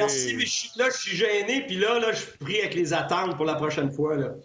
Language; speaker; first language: French; native; French